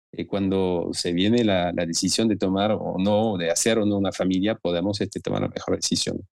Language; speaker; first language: Spanish; non-native, fluent; French